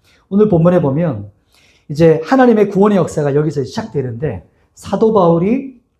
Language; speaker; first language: Korean; native; Korean